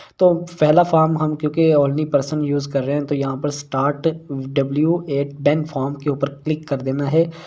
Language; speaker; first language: Urdu; non-native, local second language; Punjabi